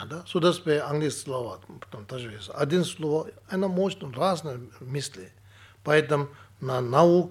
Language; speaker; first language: Russian; non-native, learner; Tibetan